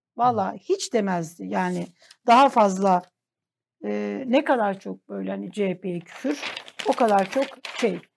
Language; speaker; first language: Turkish; native; Turkish